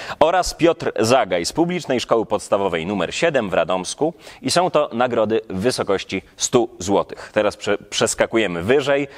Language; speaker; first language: Polish; native; Polish